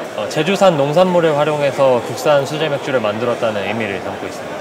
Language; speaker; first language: Korean; native; Korean